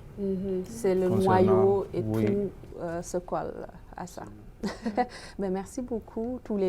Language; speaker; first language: French; native; French